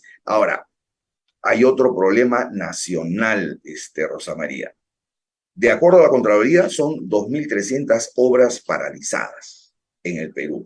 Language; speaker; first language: Spanish; native; Spanish